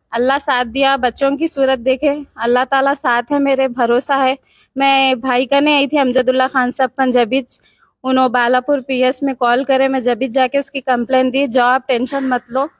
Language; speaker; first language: Hindi; non-native, local second language; Urdu